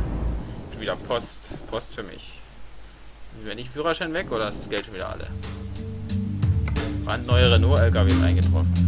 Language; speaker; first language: German; native; German